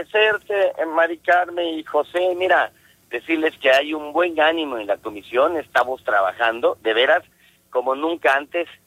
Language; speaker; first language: Spanish; native; Spanish